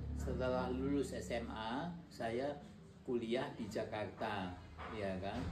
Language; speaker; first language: Indonesian; non-native, local second language; Dutch